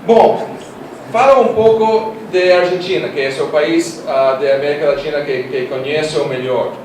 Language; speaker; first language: Portuguese; non-native, learner; Russian